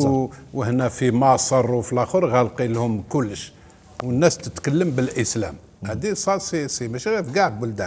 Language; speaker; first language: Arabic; native; Arabic